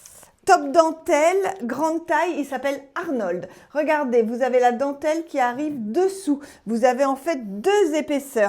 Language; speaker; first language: French; native; French